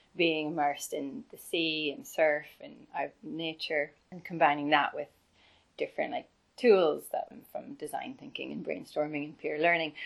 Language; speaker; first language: English; native; English